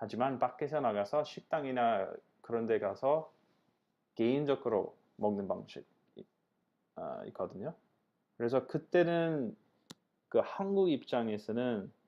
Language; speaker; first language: Korean; non-native, fluent; English